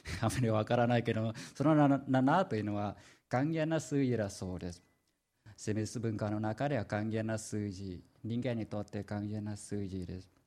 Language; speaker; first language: Japanese; non-native, fluent; Vietnamese